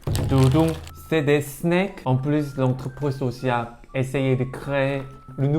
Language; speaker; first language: French; non-native, learner; Korean